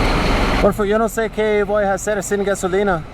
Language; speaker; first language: Spanish; non-native, learner; English